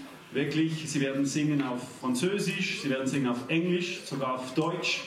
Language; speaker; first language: German; native; German